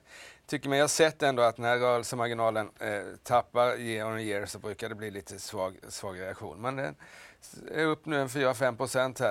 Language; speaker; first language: Swedish; native; Swedish